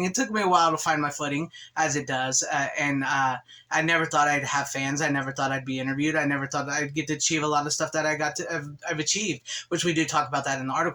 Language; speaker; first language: English; native; English